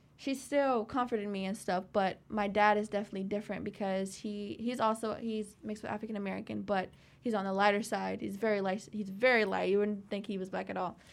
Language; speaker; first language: English; native; English